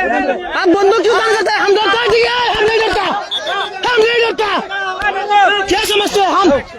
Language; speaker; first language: Hindi; non-native, learner; Bangla